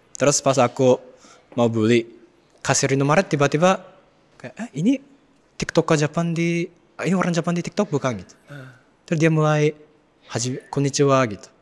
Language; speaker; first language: Indonesian; non-native, fluent; Japanese